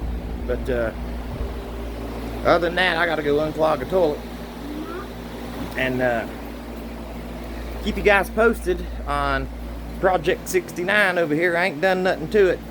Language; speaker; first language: English; native; English